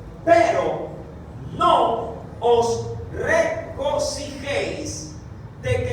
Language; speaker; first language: Spanish; native; Spanish